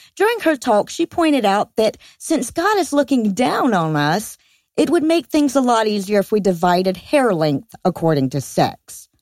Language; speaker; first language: English; native; English